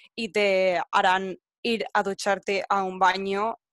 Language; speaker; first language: Spanish; native; Spanish